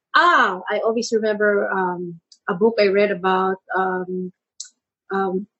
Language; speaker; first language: English; non-native, local second language; Filipino